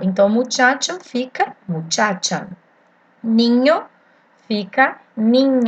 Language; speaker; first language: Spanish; non-native, fluent; Portuguese